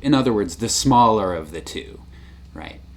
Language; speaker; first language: English; native; English